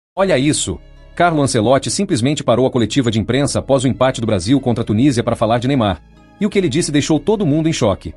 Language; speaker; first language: Portuguese; native; Portuguese